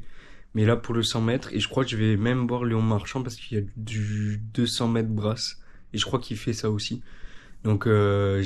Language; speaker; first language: French; native; French